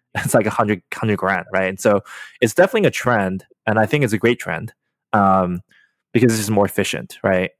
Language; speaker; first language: English; early bilingual, other home language; Chinese